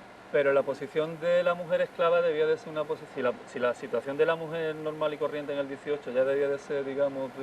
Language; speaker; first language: Spanish; native; Spanish